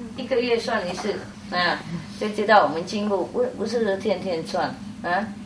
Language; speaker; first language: Chinese; non-native, fluent; Vietnamese